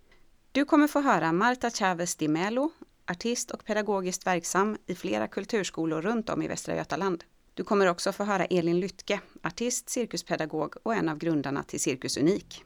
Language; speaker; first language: Swedish; native; Swedish